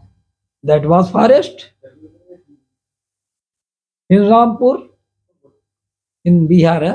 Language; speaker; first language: English; non-native, local second language; Hindi